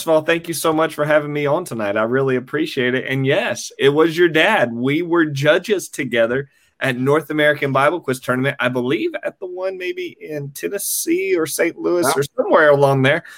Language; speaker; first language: English; native; English